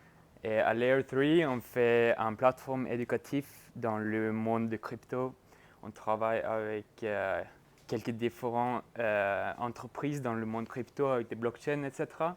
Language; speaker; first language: French; non-native, fluent; Norwegian